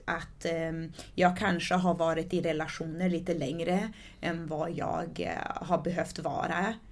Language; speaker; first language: Swedish; early bilingual, other home language; Portuguese